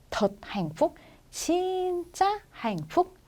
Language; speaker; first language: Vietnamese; non-native, fluent; Korean